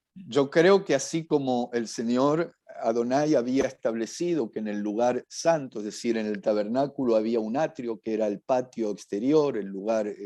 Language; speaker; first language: Spanish; native; Spanish